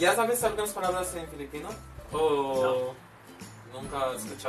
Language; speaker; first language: Spanish; non-native, fluent; Filipino